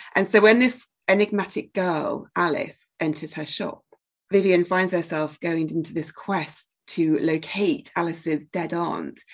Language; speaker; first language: English; native; English